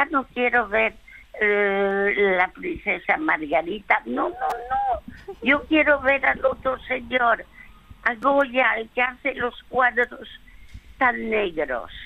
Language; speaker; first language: Spanish; early bilingual, other home language; French